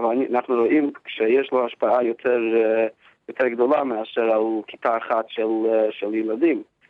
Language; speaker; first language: Hebrew; non-native, fluent; English